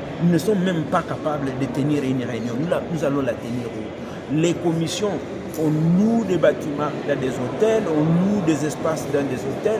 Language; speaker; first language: French; non-native, local second language; Swahili